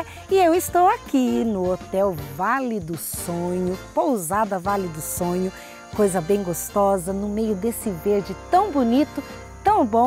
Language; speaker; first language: Portuguese; native; Portuguese